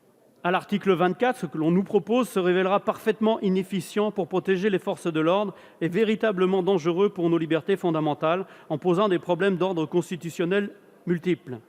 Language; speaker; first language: French; native; French